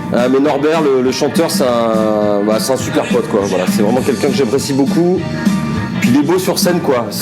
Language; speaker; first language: French; native; French